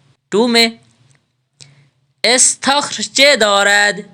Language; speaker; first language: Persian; non-native, fluent; Urdu